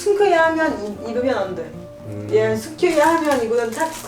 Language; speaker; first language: Korean; non-native, learner; French